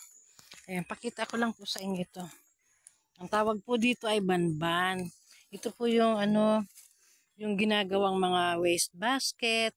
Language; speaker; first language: Filipino; native; Filipino